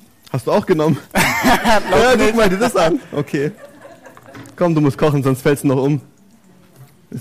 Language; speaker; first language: German; native; German